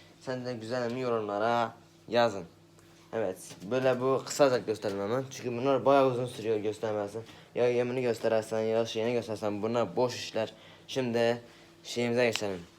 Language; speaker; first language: Turkish; native; Turkish